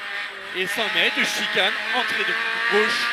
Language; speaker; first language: French; native; French